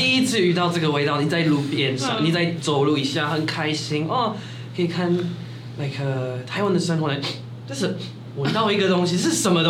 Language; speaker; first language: Chinese; non-native, fluent; French